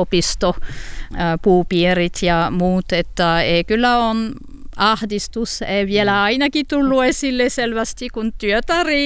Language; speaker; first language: Finnish; non-native, learner; French